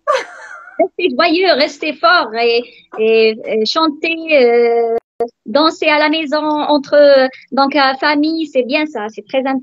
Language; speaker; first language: French; non-native, learner; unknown